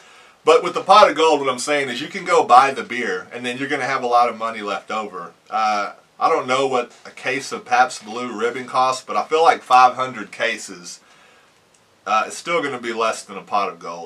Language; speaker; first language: English; native; English